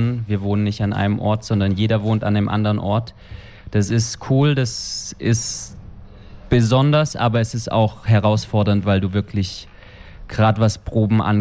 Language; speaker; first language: German; native; German